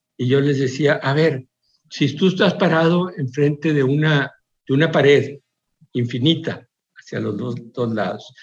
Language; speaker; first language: Spanish; native; Spanish